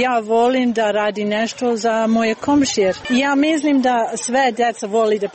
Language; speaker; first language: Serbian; non-native, learner; English